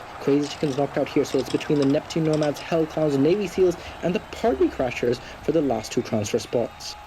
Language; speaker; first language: English; native; English